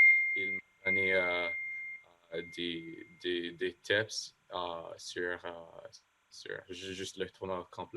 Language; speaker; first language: French; non-native, local second language; English